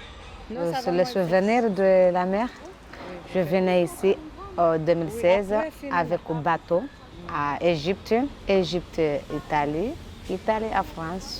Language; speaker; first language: French; non-native, learner; Comorian